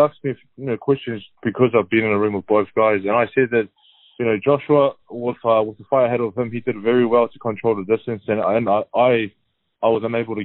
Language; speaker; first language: English; native; English